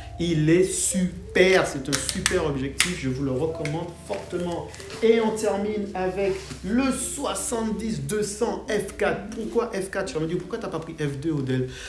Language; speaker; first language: French; non-native, fluent; English